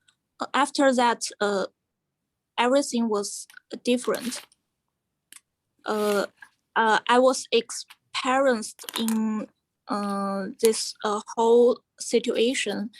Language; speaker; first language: English; non-native, fluent; Chinese